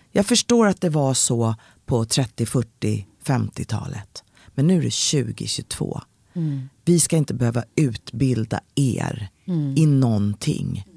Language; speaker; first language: Swedish; native; Swedish